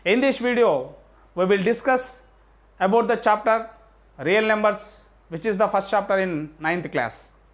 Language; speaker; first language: English; non-native, local second language; Telugu